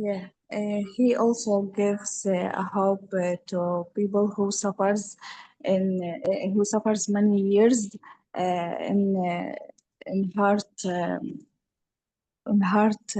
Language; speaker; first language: English; non-native, learner; Arabic